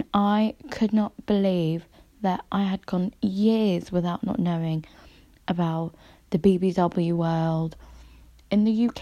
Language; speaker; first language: English; native; English